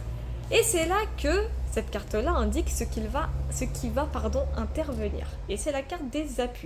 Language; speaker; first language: French; native; French